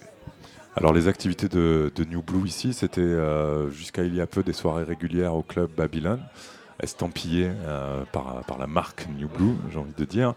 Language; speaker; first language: French; native; French